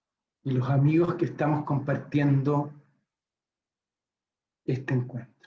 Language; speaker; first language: Spanish; native; Spanish